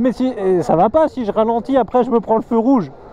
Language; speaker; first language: French; native; French